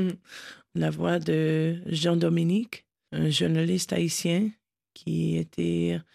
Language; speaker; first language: French; non-native, learner; English